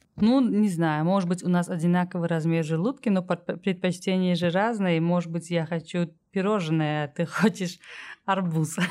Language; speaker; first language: Russian; non-native, local second language; Tajik